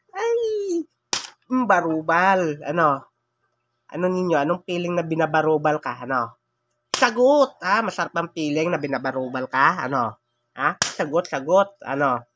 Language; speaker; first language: Filipino; non-native, local second language; Cebuano